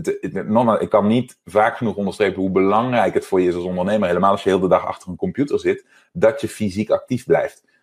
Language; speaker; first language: Dutch; native; Dutch